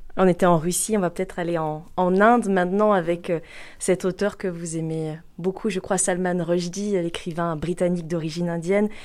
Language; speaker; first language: French; native; French